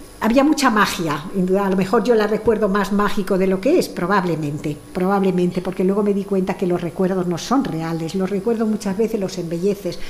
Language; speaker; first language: Spanish; early bilingual, other home language; French